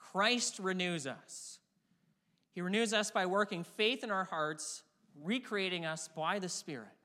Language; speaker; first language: English; native; English